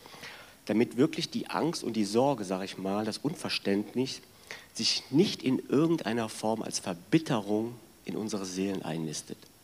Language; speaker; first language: German; native; German